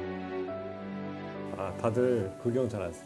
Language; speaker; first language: Korean; non-native, fluent; English